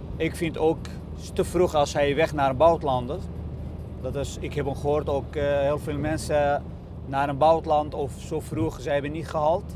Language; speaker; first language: Dutch; non-native, learner; Kurdish